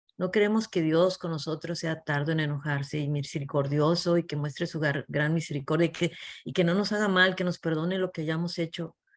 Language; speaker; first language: Spanish; early bilingual, heritage; English